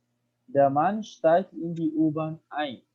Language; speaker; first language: German; non-native, learner; Spanish